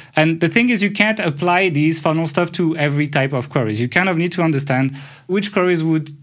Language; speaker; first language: English; non-native, fluent; French